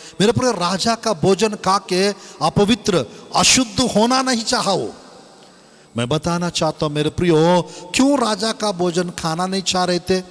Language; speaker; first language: Hindi; non-native, local second language; Telugu